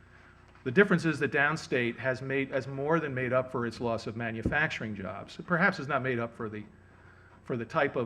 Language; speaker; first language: English; native; English